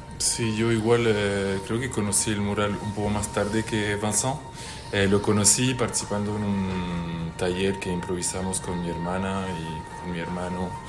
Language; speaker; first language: Spanish; non-native, fluent; French